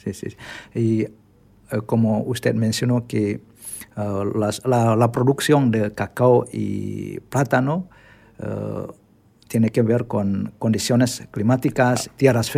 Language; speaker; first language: Spanish; non-native, learner; Indonesian